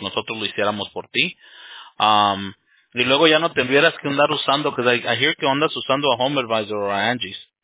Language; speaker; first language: Spanish; early bilingual, heritage; Spanish